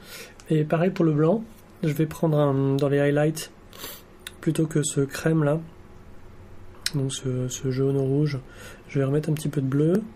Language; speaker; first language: French; native; French